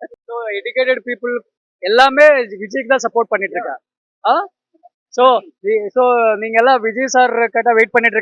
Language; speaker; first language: Tamil; non-native, fluent; Telugu